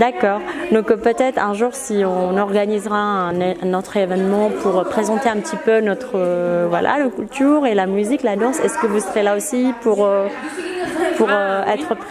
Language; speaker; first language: French; non-native, fluent; Indonesian